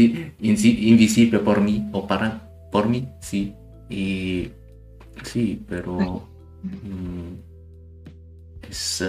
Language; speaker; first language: Spanish; non-native, learner; German